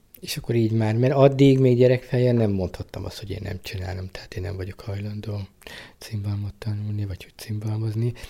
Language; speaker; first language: Hungarian; native; Hungarian